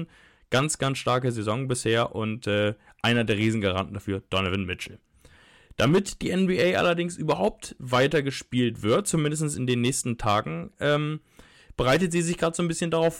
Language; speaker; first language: German; native; German